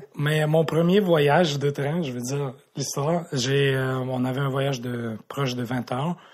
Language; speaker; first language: French; native; French